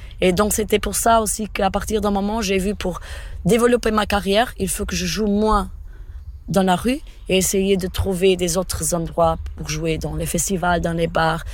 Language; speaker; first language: French; non-native, fluent; Portuguese